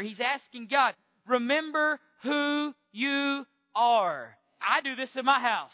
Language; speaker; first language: English; native; English